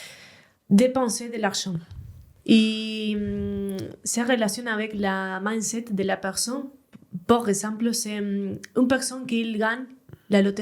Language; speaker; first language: French; non-native, learner; Spanish